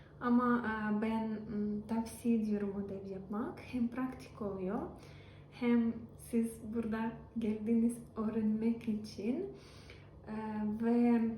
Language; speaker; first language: Turkish; non-native, learner; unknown